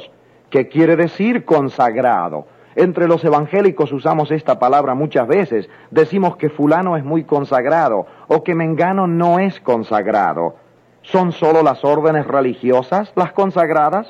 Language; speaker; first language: Spanish; native; Spanish